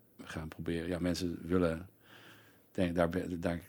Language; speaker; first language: Dutch; native; Dutch